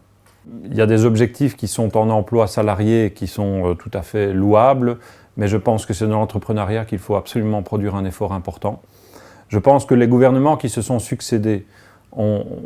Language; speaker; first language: French; native; French